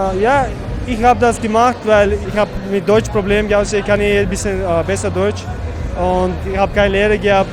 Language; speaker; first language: German; non-native, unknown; Czech